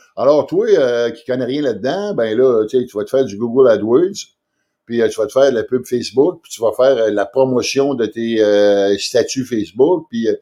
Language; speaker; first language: French; native; French